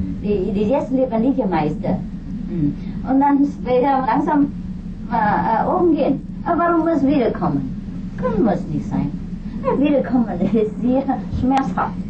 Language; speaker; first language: German; non-native, learner; Vietnamese